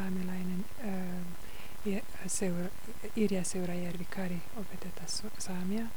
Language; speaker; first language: Finnish; non-native, fluent; Hungarian